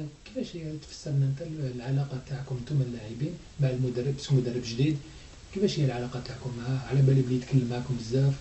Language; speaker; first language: Arabic; native; Arabic